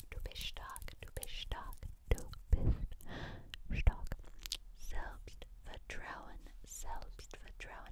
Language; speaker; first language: German; non-native, learner; English